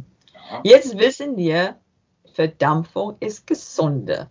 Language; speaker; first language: German; non-native, learner; English